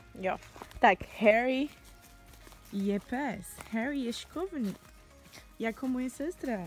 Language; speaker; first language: Czech; non-native, learner; Portuguese